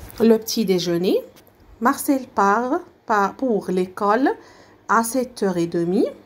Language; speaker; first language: French; non-native, fluent; Arabic